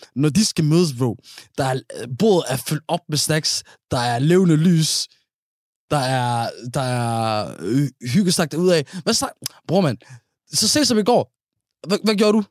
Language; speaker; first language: Danish; early bilingual, other home language; Somali